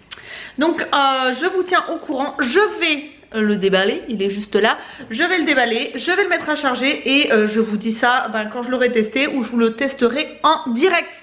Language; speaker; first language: French; native; French